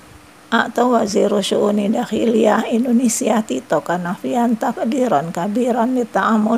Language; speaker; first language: Arabic; non-native, fluent; Indonesian